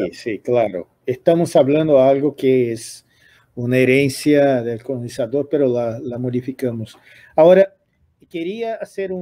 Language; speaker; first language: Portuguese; non-native, fluent; Spanish